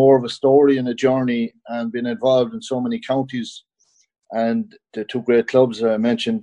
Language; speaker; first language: English; native; English